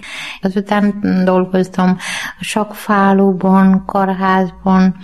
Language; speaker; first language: Hungarian; non-native, learner; Malayalam